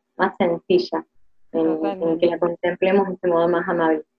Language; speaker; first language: Spanish; native; Spanish